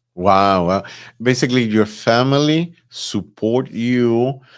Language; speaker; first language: English; non-native, fluent; Spanish